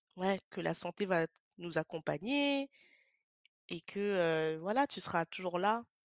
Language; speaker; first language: French; native; French